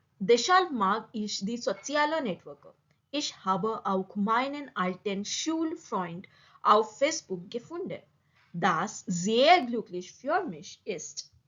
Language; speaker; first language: German; non-native, learner; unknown